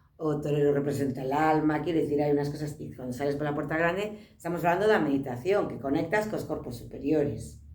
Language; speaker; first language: Spanish; non-native, local second language; Galician